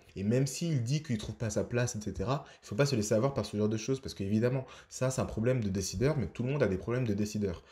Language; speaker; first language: French; native; French